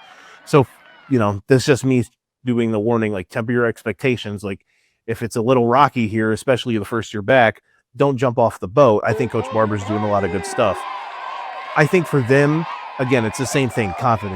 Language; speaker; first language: English; native; English